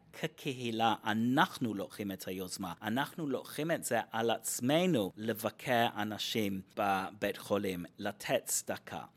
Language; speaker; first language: Hebrew; non-native, fluent; English